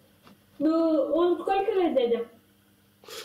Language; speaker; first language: Russian; non-native, fluent; Lezghian